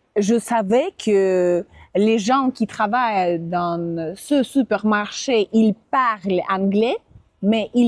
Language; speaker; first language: French; non-native, fluent; Russian